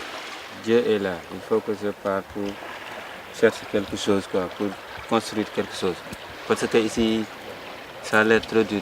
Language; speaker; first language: French; non-native, local second language; Wolof